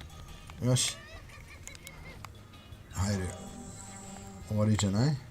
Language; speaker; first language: Japanese; non-native, learner; English